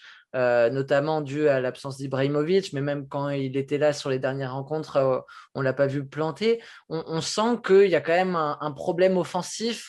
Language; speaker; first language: French; native; French